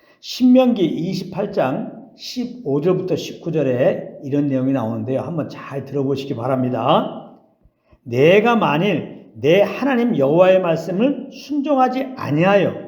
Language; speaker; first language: Korean; native; Korean